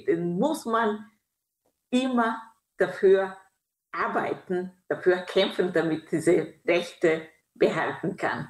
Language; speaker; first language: German; non-native, fluent; Kinyarwanda